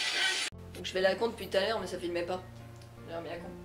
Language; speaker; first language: French; native; French